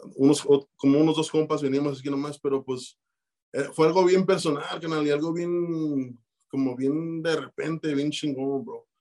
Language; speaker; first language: Spanish; early bilingual, heritage; Spanish